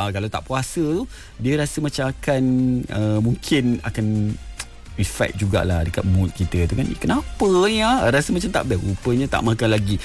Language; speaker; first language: Malay; native; Malay